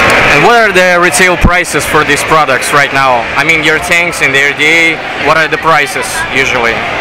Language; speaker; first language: English; non-native, fluent; Russian